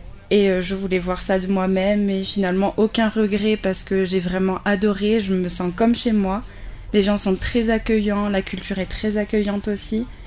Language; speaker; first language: French; native; French